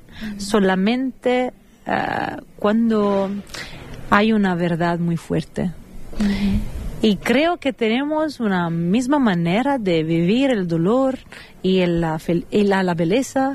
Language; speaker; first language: Spanish; non-native, fluent; Italian